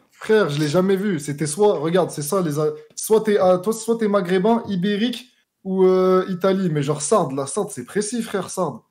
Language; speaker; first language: French; native; French